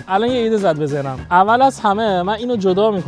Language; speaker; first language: Persian; native; Persian